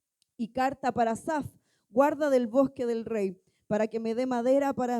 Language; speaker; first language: Spanish; native; Spanish